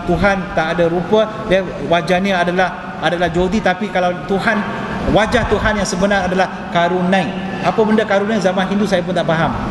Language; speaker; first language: Malay; non-native, local second language; Tamil